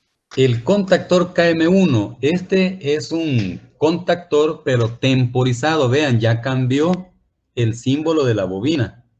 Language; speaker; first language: Spanish; native; Spanish